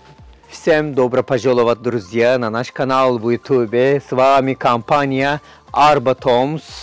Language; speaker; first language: Russian; non-native, fluent; Turkish